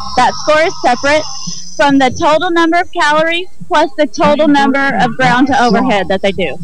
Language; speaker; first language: English; native; English